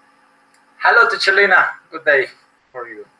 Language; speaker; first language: English; non-native, learner; Spanish